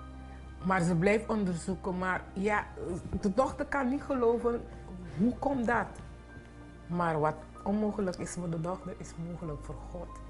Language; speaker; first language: Dutch; non-native, local second language; Papiamento